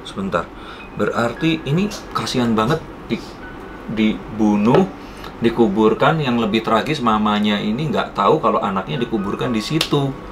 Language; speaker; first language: Indonesian; native; Indonesian